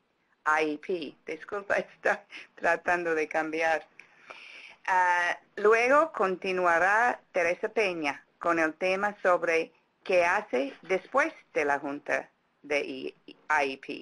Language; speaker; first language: Spanish; non-native, fluent; English